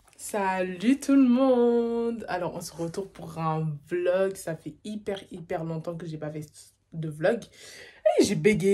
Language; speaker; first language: French; native; French